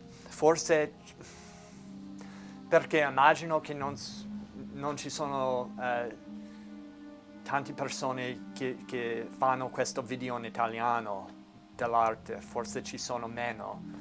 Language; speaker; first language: Italian; non-native, learner; English